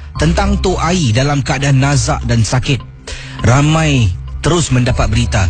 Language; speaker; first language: Malay; native; Malay